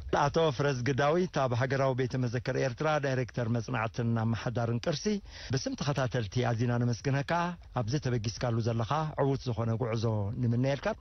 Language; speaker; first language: Tigrinya; native; Tigrinya